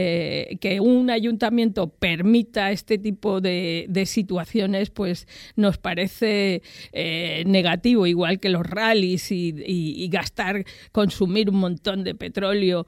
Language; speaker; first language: Spanish; native; Spanish